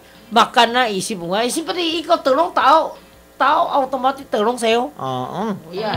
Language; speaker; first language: Filipino; non-native, learner; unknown